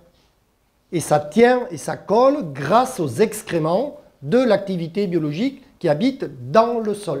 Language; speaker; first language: French; early bilingual, other home language; German